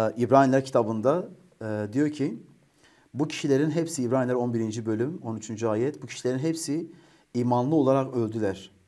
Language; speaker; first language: Turkish; native; Turkish